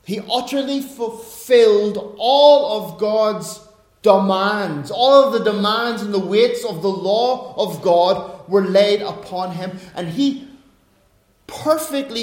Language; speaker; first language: English; native; English